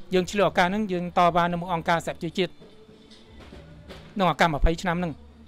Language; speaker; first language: Khmer; native; Khmer